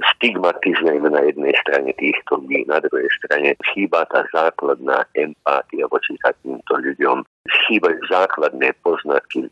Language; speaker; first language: Slovak; non-native, local second language; Hungarian